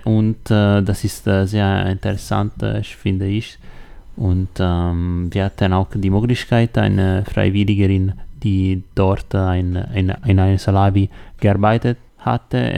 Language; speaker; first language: German; non-native, learner; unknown